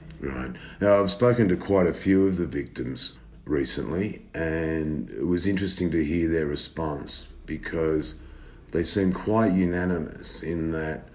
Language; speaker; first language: English; native; English